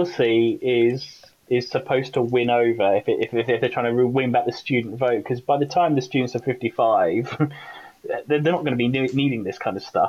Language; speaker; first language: English; native; English